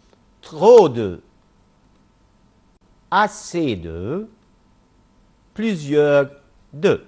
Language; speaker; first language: French; non-native, fluent; Arabic